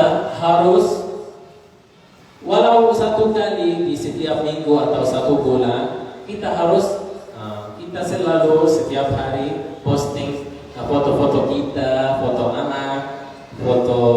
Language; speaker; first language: Indonesian; non-native, learner; Arabic